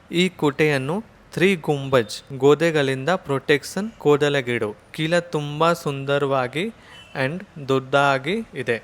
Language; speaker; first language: Kannada; non-native, learner; Hindi